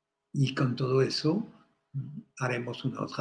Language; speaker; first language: Spanish; non-native, fluent; French